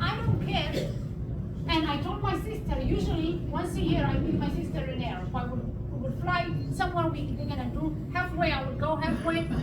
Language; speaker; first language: English; non-native, local second language; Hebrew